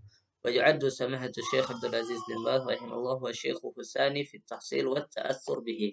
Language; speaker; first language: Arabic; non-native, fluent; Indonesian